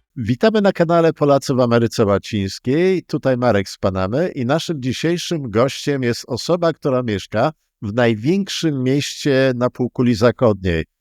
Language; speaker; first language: Polish; native; Polish